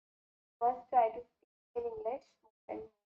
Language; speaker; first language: English; non-native, learner; Hindi